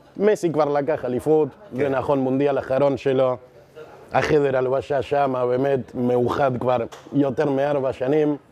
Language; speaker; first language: Hebrew; non-native, fluent; Spanish